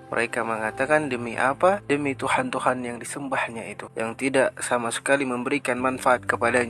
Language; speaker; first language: Malay; native; Malay